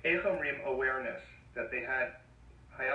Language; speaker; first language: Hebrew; non-native, learner; English